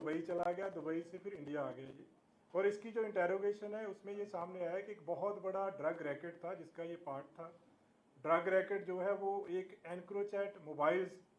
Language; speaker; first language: Hindi; non-native, local second language; Punjabi